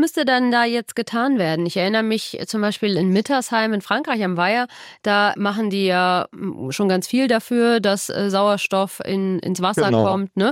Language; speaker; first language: German; native; German